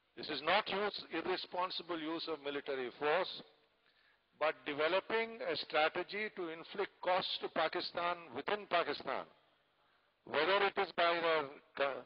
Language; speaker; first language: English; non-native, local second language; Tamil